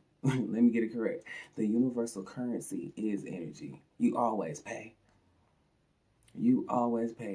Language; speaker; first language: English; native; English